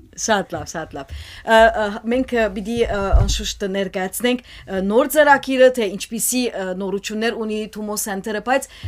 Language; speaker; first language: Armenian; native; Armenian